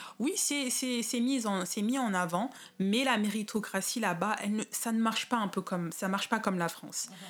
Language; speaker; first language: French; native; French